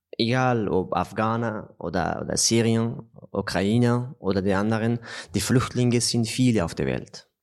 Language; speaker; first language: German; non-native, fluent; Persian